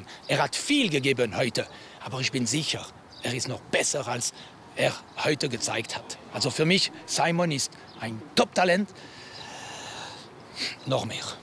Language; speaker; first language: German; non-native, local second language; French